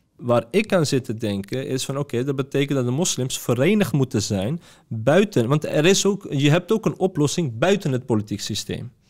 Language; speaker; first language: Dutch; early bilingual, other home language; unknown